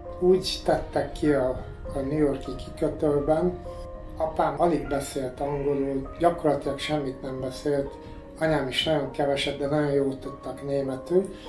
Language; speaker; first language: Hungarian; early bilingual, heritage; Hungarian